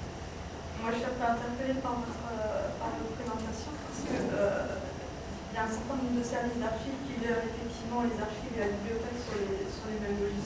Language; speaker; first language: French; native; French